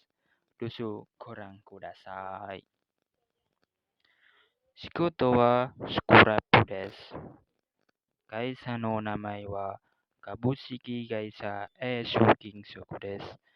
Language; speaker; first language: Japanese; non-native, learner; Indonesian